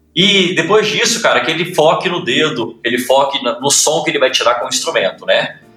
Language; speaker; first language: Portuguese; native; Portuguese